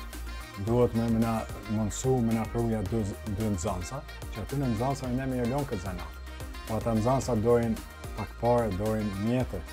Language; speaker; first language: Albanian; native; Albanian